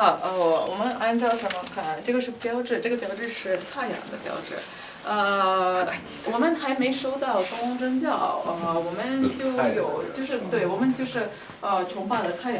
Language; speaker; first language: Chinese; non-native, fluent; Russian